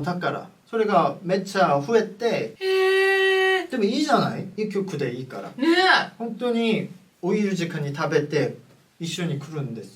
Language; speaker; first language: Japanese; non-native, fluent; Korean